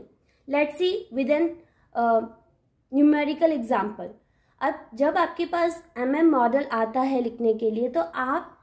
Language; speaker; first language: Hindi; native; Hindi